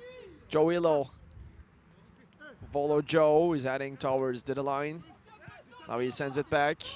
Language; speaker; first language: English; non-native, fluent; Turkish